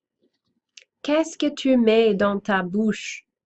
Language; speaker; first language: French; non-native, fluent; English